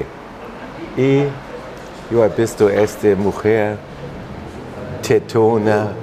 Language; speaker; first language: Spanish; non-native, fluent; German